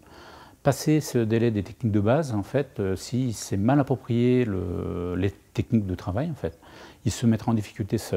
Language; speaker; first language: French; native; French